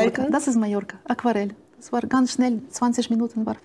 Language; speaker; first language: German; non-native, learner; Ukrainian